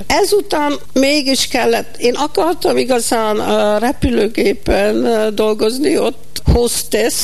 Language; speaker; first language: Hungarian; early bilingual, heritage; Hungarian